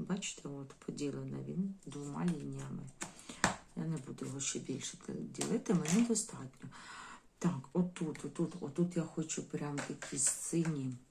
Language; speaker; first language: Ukrainian; non-native, local second language; Russian